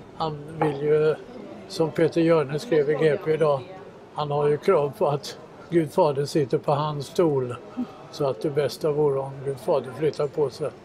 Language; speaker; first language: Swedish; native; Swedish